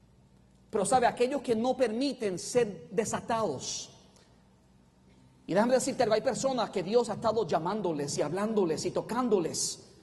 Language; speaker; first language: Spanish; native; Spanish